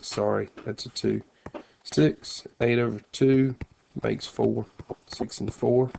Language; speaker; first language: English; native; English